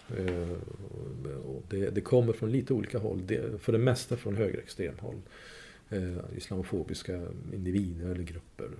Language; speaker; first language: Swedish; non-native, fluent; Persian